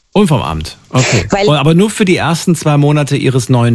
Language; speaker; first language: German; native; German